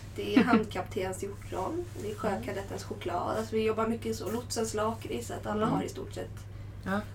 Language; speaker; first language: Swedish; native; Swedish